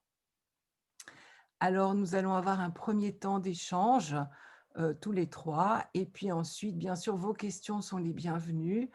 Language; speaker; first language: French; native; French